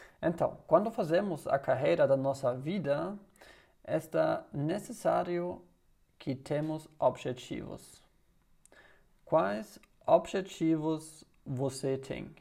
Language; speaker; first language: Portuguese; non-native, learner; German